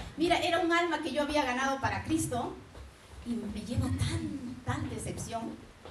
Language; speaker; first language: Spanish; native; Spanish